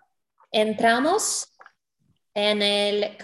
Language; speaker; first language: Spanish; non-native, learner; English